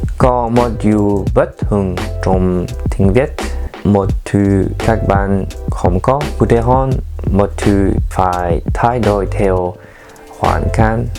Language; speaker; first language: Vietnamese; non-native, learner; French